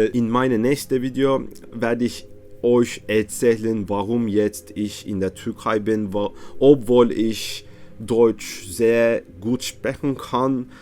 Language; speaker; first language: German; non-native, learner; Turkish